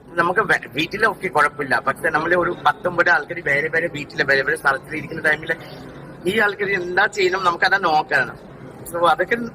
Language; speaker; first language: Malayalam; non-native, local second language; Assamese